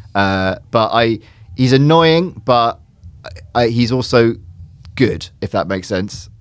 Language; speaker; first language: English; native; English